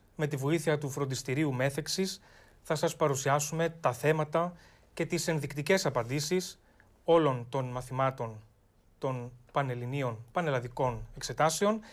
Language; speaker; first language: Greek; native; Greek